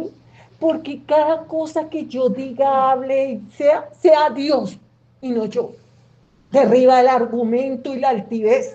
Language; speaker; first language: Spanish; native; Spanish